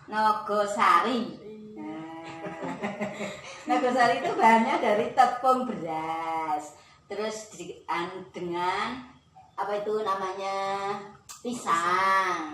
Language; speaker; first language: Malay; non-native, local second language; Javanese